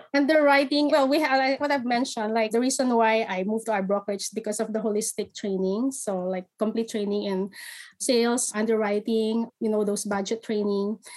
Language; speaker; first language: English; non-native, local second language; Filipino